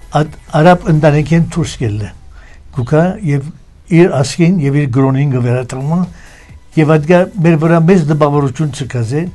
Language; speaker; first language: Armenian; early bilingual, heritage; Armenian